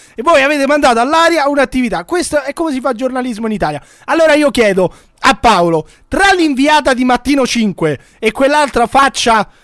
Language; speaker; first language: Italian; native; Italian